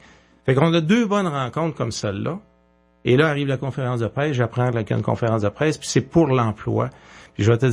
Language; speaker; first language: French; native; French